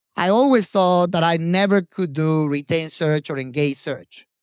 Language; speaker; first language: English; non-native, fluent; Spanish